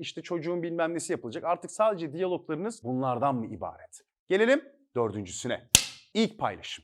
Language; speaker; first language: Turkish; native; Turkish